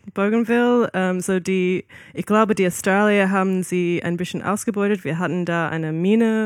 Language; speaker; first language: German; non-native, learner; Malay